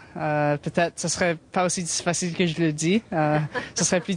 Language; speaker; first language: French; non-native, local second language; English